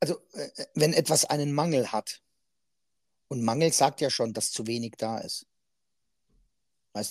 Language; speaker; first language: German; native; German